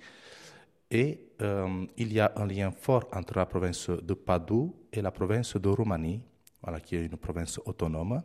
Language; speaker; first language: French; non-native, fluent; Romanian